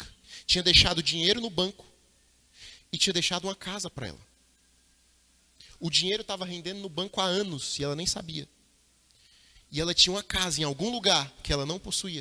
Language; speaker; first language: Portuguese; native; Portuguese